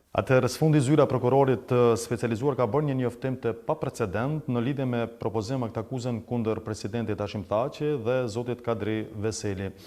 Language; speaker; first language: Albanian; native; Albanian